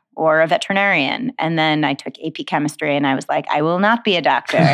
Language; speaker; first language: English; native; English